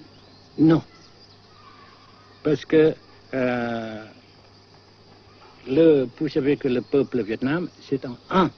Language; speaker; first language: French; non-native, local second language; Vietnamese